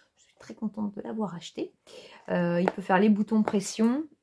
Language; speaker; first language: French; native; French